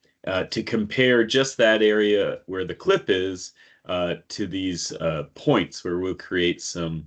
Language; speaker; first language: English; native; English